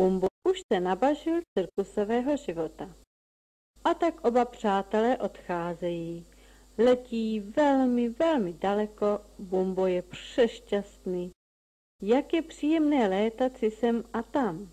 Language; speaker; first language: Czech; native; Czech